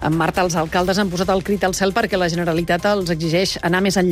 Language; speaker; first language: Catalan; native; Catalan